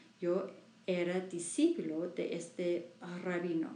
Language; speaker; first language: Spanish; non-native, learner; English